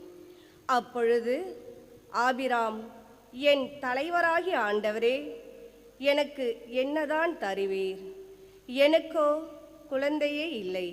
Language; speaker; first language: Tamil; native; Tamil